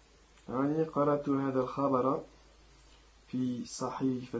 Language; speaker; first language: Arabic; non-native, learner; French